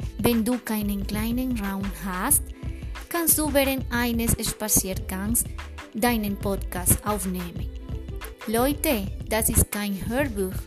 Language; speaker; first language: German; non-native, fluent; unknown